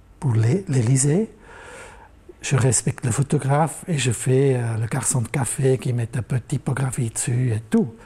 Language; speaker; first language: French; non-native, local second language; German